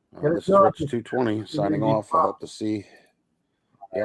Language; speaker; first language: English; native; English